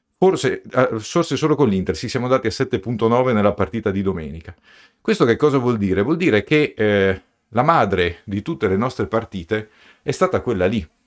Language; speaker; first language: Italian; native; Italian